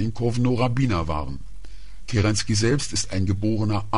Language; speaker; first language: German; native; German